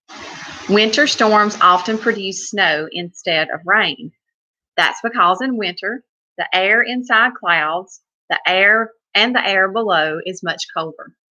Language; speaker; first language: English; native; English